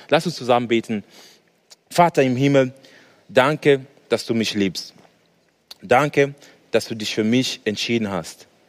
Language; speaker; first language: German; non-native, fluent; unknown